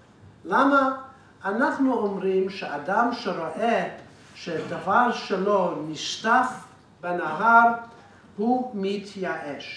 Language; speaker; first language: Hebrew; non-native, fluent; English